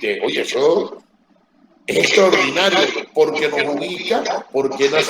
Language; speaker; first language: Spanish; native; Spanish